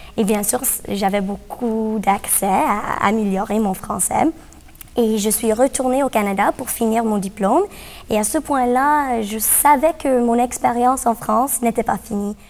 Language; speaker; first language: French; non-native, local second language; English